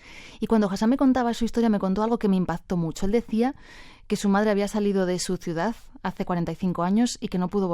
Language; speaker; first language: Spanish; native; Spanish